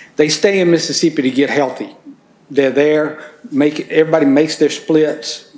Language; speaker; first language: English; native; English